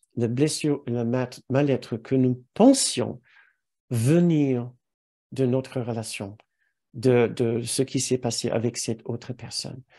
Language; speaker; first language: French; non-native, fluent; English